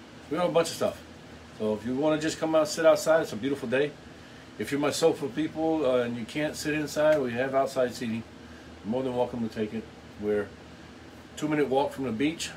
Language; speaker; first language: English; native; English